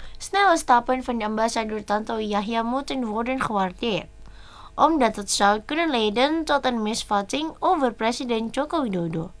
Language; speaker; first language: Dutch; non-native, learner; Indonesian